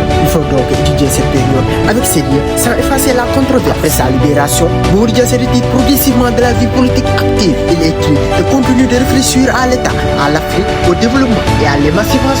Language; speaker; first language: French; non-native, local second language; Wolof